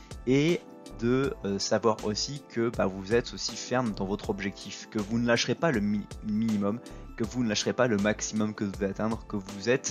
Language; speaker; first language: French; native; French